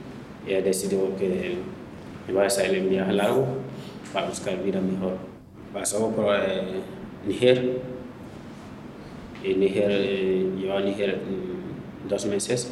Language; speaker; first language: Spanish; non-native, learner; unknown